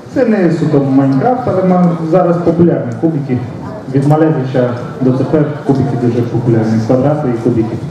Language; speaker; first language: Ukrainian; non-native, local second language; Romanian